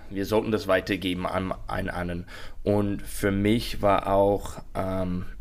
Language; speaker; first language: German; non-native, learner; English